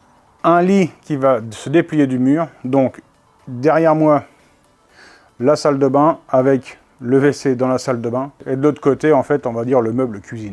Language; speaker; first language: French; native; French